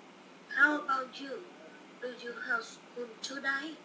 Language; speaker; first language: English; non-native, learner; Vietnamese